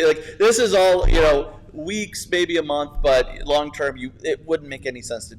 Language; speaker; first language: English; native; English